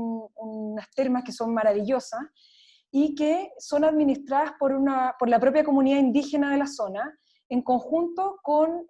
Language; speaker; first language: Spanish; native; Spanish